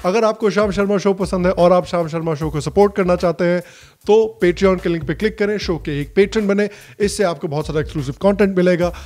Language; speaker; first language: Hindi; native; Hindi